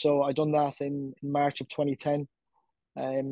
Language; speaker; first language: English; native; English